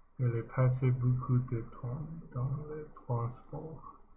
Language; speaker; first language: French; non-native, learner; English